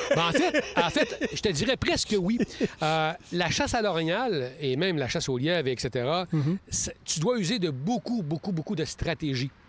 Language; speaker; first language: French; native; French